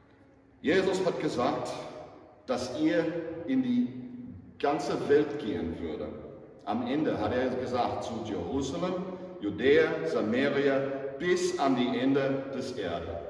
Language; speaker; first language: German; non-native, fluent; English